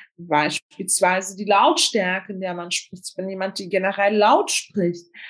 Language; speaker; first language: German; early bilingual, other home language; Turkish